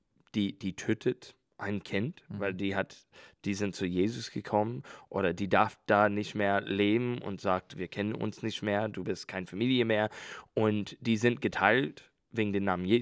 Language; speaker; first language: German; non-native, learner; English